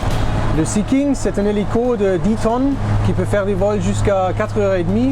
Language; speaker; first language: French; non-native, fluent; German